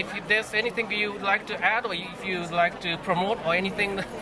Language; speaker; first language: English; non-native, fluent; Japanese